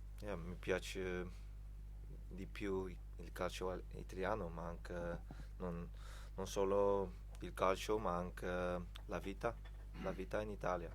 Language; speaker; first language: Italian; non-native, fluent; Dutch